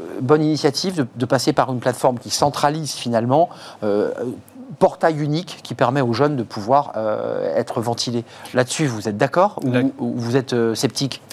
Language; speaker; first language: French; native; French